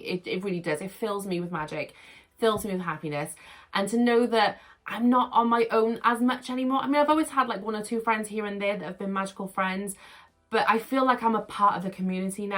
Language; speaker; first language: English; native; English